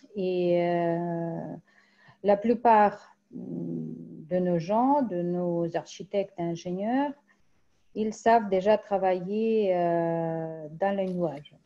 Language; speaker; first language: French; non-native, fluent; Russian